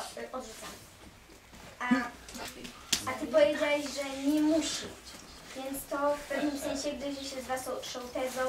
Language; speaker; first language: Polish; native; Polish